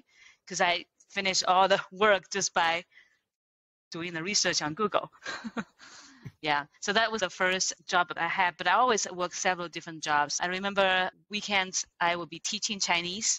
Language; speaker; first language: English; non-native, fluent; Chinese